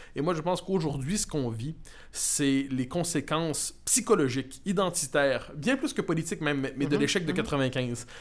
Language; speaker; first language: French; native; French